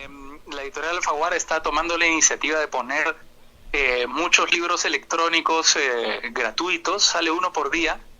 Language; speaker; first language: Spanish; native; Spanish